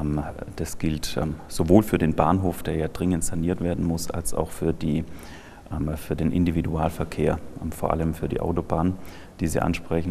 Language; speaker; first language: German; native; German